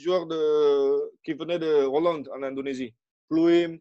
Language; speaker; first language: French; non-native, fluent; Indonesian